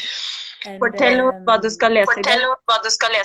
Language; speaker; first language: Norwegian; non-native, fluent; Spanish